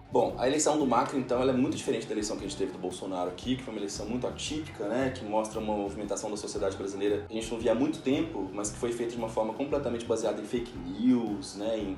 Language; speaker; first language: Portuguese; native; Portuguese